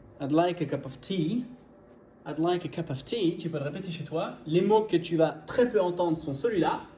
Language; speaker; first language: French; native; French